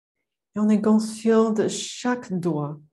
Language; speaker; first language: French; non-native, fluent; Chinese